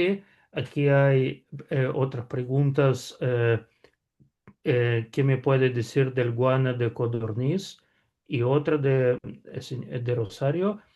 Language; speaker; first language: Spanish; non-native, fluent; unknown